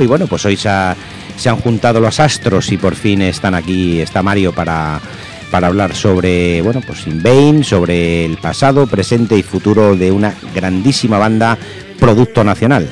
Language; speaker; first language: Spanish; native; Spanish